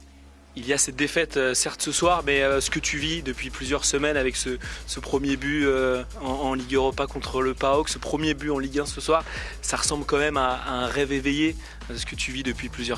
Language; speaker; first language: French; native; French